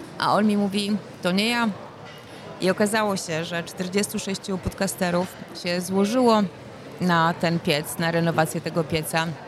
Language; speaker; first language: Polish; native; Polish